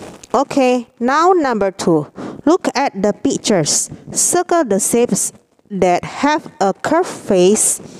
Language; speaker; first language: English; non-native, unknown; Indonesian